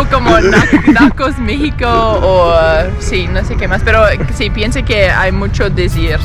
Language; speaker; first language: Spanish; non-native, learner; English